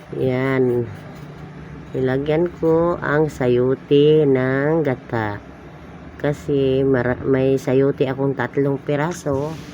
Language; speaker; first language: Filipino; non-native, local second language; Hiligaynon